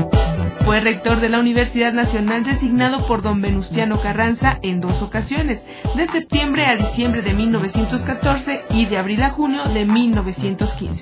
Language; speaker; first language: Spanish; native; Spanish